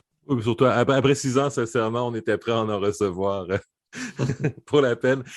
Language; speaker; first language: French; native; French